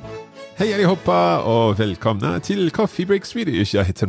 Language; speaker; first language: Swedish; non-native, learner; English